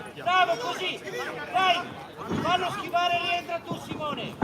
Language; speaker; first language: Italian; native; Italian